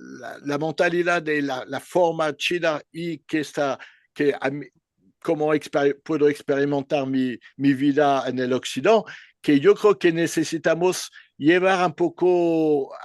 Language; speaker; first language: Spanish; non-native, learner; French